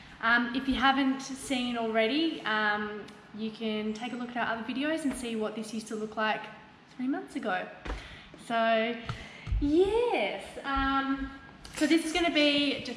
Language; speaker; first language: English; native; English